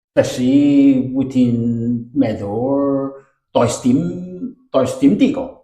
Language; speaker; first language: Welsh; non-native, learner; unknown